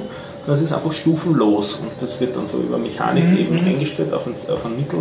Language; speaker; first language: German; native; German